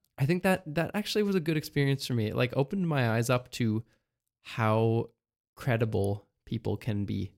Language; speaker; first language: English; native; English